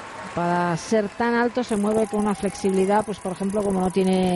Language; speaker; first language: Spanish; native; Spanish